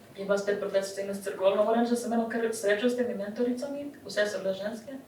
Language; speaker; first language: Slovenian; early bilingual, other home language; Bosnian